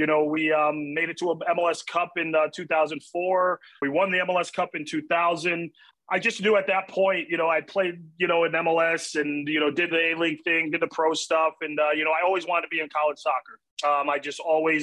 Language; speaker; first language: English; native; English